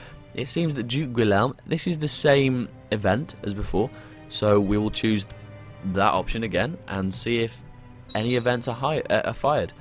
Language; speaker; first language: English; native; English